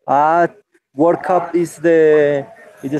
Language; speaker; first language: English; non-native, learner; Spanish